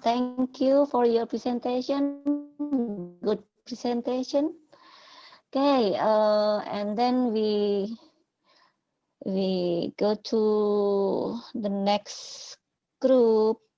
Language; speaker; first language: English; non-native, learner; Indonesian